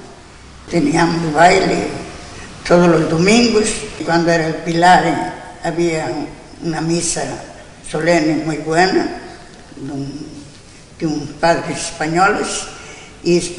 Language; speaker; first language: Spanish; non-native, local second language; Galician